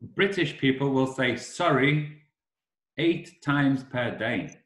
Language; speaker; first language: English; native; English